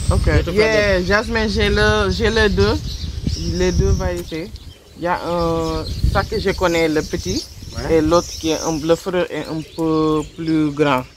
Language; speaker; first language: French; non-native, learner; English